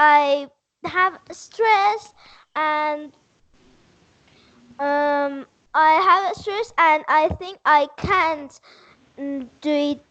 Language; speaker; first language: English; non-native, learner; Persian